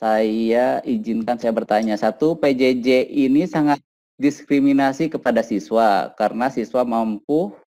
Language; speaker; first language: Indonesian; native; Indonesian